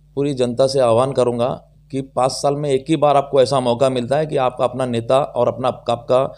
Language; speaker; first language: Hindi; non-native, local second language; Telugu